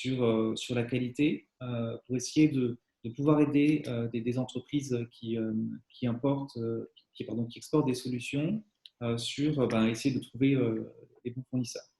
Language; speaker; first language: French; native; French